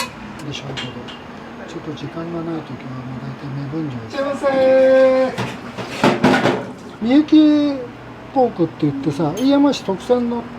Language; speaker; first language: Japanese; native; Japanese